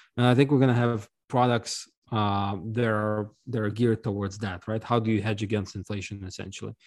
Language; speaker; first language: English; non-native, fluent; Russian